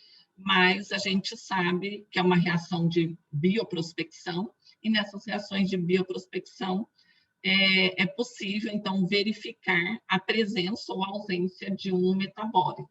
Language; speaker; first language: Portuguese; native; Portuguese